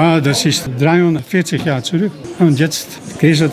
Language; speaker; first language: German; non-native, learner; Dutch